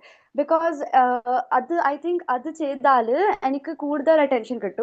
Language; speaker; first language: Malayalam; early bilingual, heritage; Malayalam